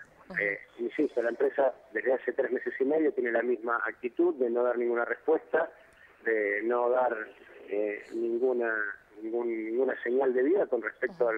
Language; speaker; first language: Spanish; native; Spanish